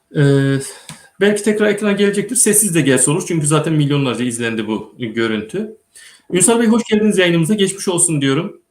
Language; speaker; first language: Turkish; native; Turkish